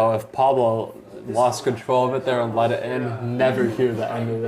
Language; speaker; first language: English; native; English